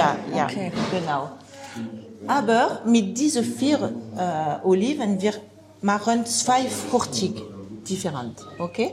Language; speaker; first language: German; non-native, learner; French